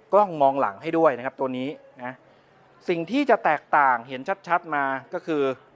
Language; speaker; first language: Thai; native; Thai